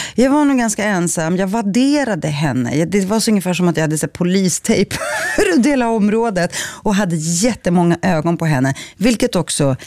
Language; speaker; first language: Swedish; early bilingual, other home language; Greek